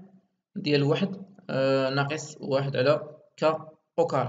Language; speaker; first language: Arabic; native; Arabic